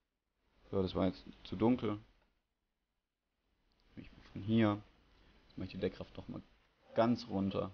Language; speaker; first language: German; native; German